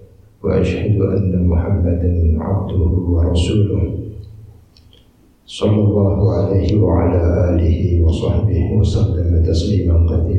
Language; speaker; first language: Arabic; non-native, fluent; Indonesian